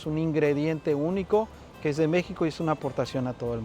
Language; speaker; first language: Spanish; native; Spanish